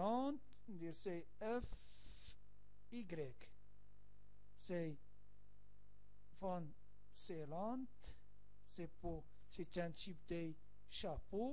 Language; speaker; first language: French; non-native, local second language; Arabic